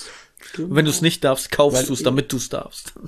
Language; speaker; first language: German; native; German